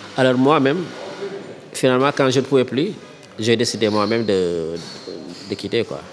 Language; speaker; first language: French; non-native, local second language; Wolof